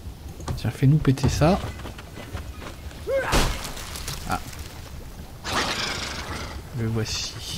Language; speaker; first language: French; native; French